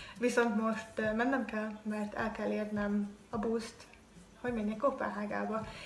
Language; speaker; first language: Hungarian; native; Hungarian